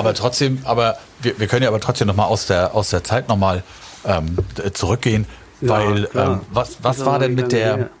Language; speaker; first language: German; native; German